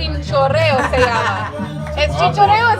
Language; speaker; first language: Spanish; non-native, learner; English